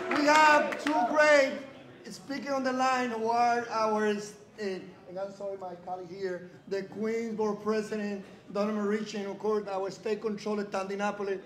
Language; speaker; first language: English; non-native, fluent; Spanish